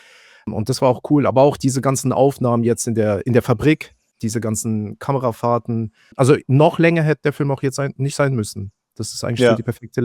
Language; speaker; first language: German; native; German